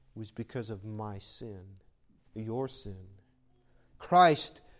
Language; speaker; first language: English; native; English